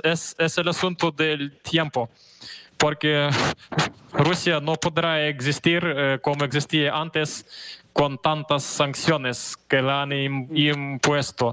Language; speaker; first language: Spanish; non-native, fluent; Ukrainian